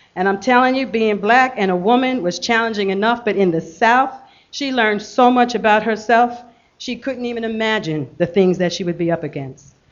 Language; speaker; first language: English; native; English